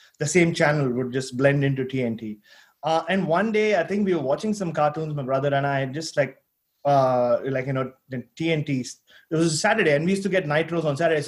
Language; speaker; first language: English; non-native, local second language; Tamil